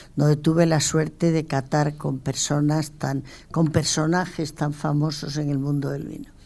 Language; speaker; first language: Spanish; native; Spanish